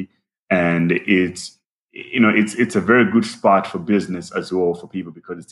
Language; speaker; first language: English; non-native, local second language; Nyanja